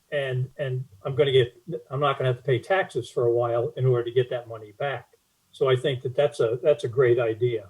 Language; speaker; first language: English; native; English